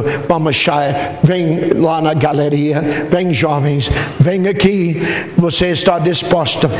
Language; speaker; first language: Portuguese; non-native, fluent; English